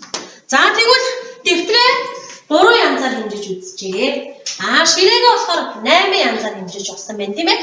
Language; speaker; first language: Mongolian; native; Mongolian